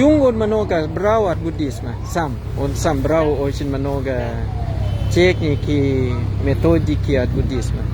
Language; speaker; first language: Russian; non-native, fluent; Thai